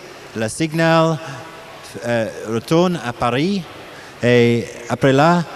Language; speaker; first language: French; non-native, learner; English